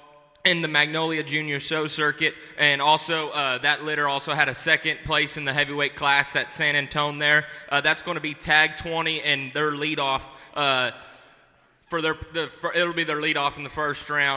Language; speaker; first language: English; native; English